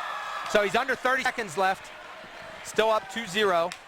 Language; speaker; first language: English; native; English